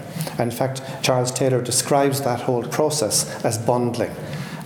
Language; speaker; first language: English; native; English